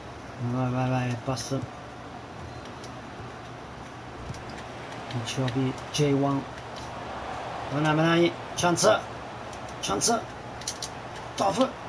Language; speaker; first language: Japanese; non-native, learner; Italian